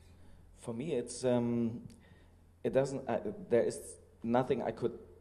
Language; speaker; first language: English; non-native, fluent; German